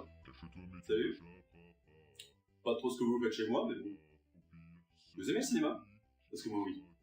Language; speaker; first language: French; native; French